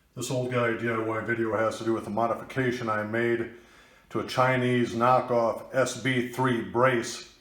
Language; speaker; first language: English; native; English